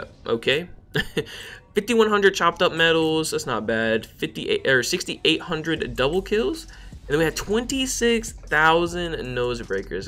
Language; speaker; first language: English; native; English